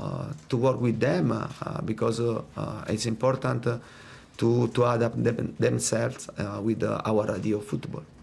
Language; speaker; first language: English; non-native, fluent; Italian